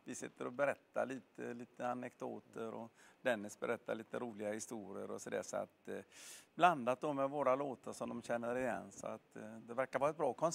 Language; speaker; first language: Swedish; native; Swedish